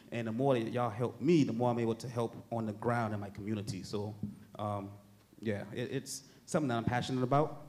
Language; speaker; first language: English; native; English